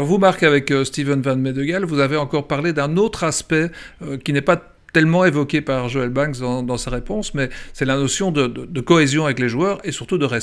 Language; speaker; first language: French; native; French